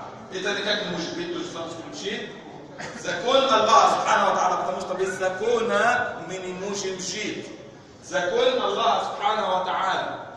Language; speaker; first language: Russian; non-native, fluent; Arabic